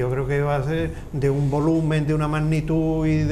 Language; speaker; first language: Spanish; native; Spanish